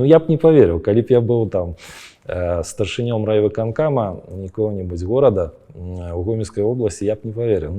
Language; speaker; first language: Belarusian; native; Belarusian